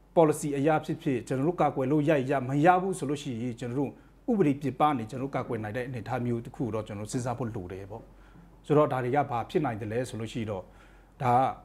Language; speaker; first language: Burmese; non-native, local second language; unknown